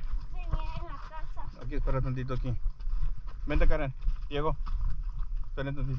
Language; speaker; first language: Spanish; native; Spanish